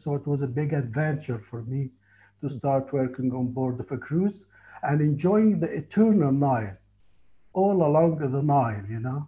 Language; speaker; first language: English; non-native, fluent; Arabic